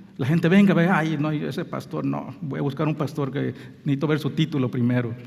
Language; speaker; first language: Spanish; non-native, local second language; English